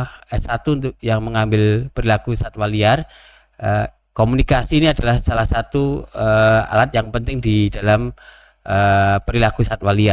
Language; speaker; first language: Indonesian; native; Indonesian